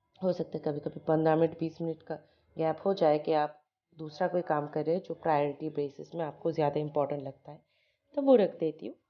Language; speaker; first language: Hindi; non-native, local second language; Bangla